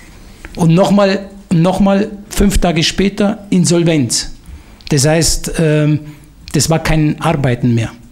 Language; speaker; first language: German; non-native, fluent; Italian